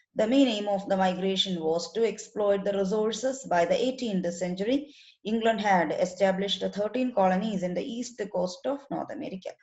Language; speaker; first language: English; non-native, local second language; Malayalam